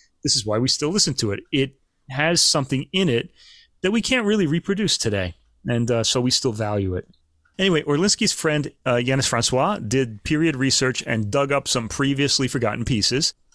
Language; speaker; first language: English; native; English